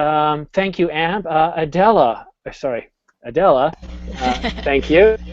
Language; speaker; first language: English; native; English